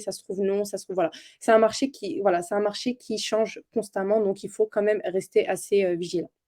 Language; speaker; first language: French; native; French